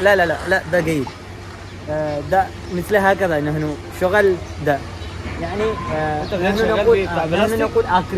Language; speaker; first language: Arabic; non-native, learner; Malayalam